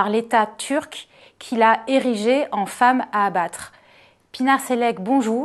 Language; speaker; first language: French; native; French